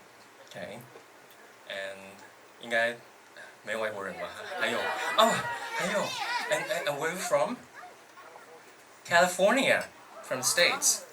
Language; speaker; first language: English; non-native, fluent; Chinese